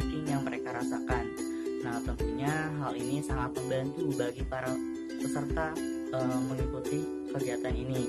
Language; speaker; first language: Indonesian; native; Indonesian